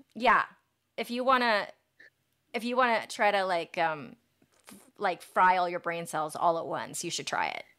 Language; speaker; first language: English; native; English